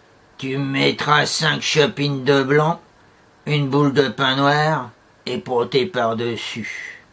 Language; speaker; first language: French; native; French